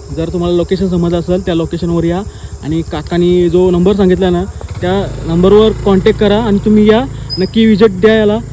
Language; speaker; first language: Marathi; native; Marathi